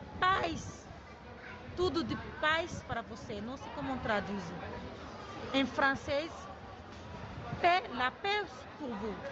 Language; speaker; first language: Portuguese; non-native, learner; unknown